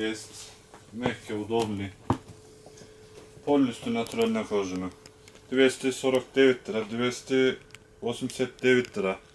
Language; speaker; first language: Russian; non-native, local second language; Turkish